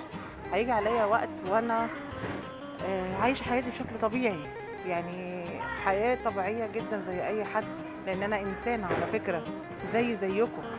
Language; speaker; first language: Arabic; native; Arabic